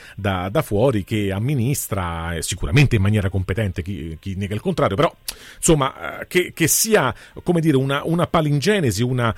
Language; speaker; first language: Italian; native; Italian